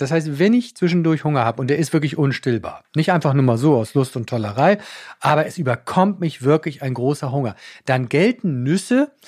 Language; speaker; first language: German; native; German